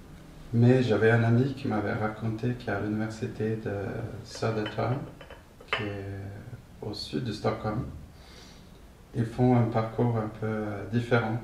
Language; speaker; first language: French; non-native, fluent; Swedish